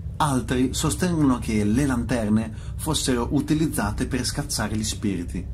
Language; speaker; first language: Italian; native; Italian